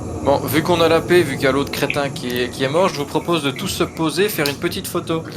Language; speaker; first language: French; native; French